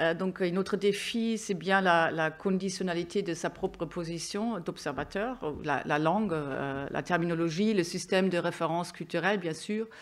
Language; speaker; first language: French; non-native, fluent; German